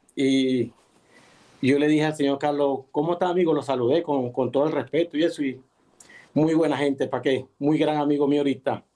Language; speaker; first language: Spanish; native; Spanish